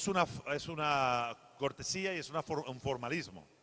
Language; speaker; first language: Spanish; native; Spanish